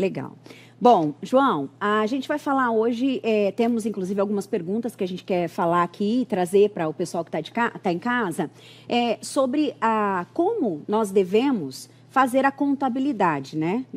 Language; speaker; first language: Portuguese; native; Portuguese